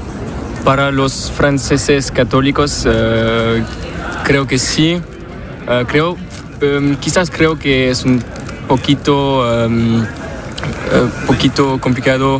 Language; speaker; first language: Spanish; non-native, learner; French